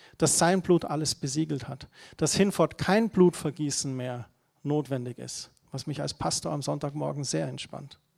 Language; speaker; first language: German; native; German